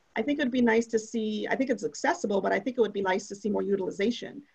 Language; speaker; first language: English; native; English